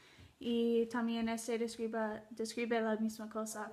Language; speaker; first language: Spanish; non-native, learner; English